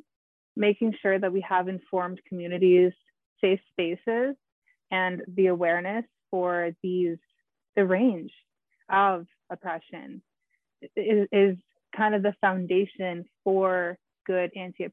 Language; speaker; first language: English; native; English